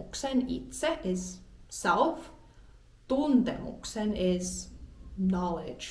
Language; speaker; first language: Finnish; native; Finnish